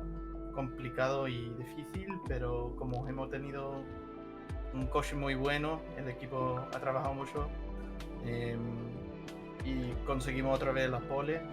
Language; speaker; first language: Spanish; non-native, learner; English